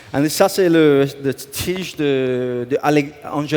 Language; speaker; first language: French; non-native, learner; English